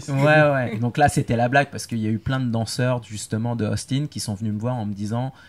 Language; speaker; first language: French; native; French